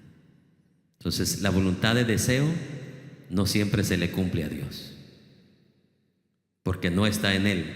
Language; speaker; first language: Spanish; native; Spanish